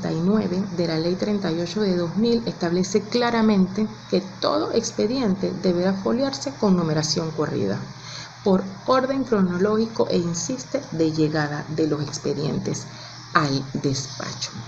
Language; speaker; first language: Spanish; native; Spanish